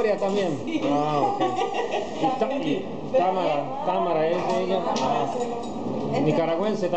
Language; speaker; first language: Spanish; non-native, fluent; Hungarian